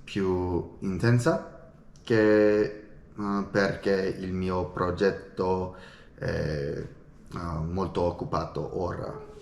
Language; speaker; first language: Italian; non-native, learner; English